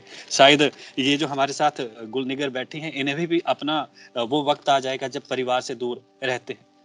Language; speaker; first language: Hindi; native; Hindi